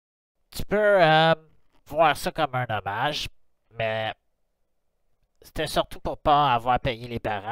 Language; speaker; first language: French; native; French